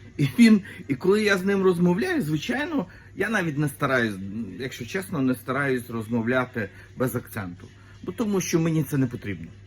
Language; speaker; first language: Ukrainian; native; Ukrainian